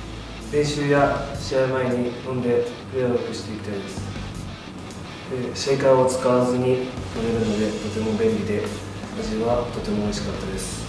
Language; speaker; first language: Japanese; native; Japanese